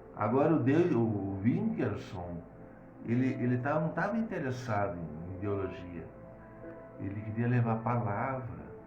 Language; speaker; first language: Portuguese; native; Portuguese